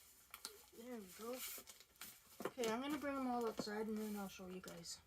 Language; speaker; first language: English; native; English